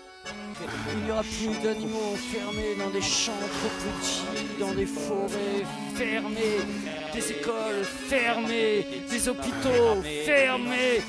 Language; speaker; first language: French; native; French